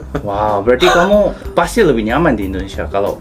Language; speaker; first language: Indonesian; non-native, fluent; Korean